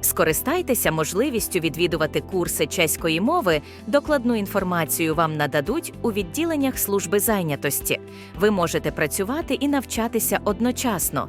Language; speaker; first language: Ukrainian; native; Ukrainian